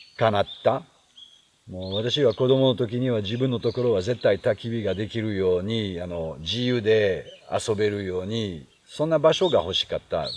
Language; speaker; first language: Japanese; non-native, fluent; French